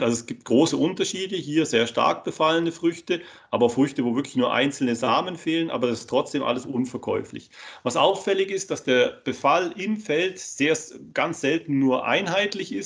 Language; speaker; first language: German; native; German